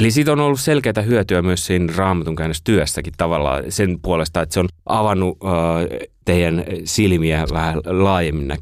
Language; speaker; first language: Finnish; native; Finnish